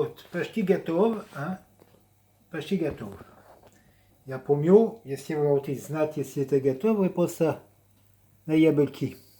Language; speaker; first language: Russian; non-native, learner; French